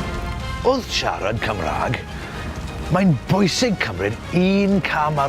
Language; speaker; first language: Welsh; native; Welsh